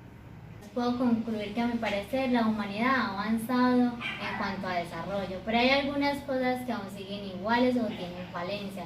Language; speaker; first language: Spanish; native; Spanish